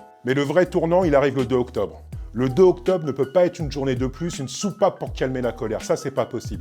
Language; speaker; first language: French; native; French